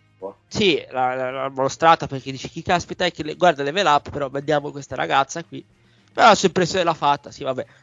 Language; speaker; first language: Italian; native; Italian